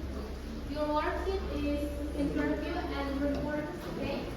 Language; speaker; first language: English; non-native, learner; Indonesian